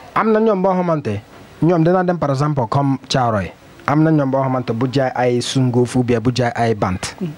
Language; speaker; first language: Wolof; non-native, learner; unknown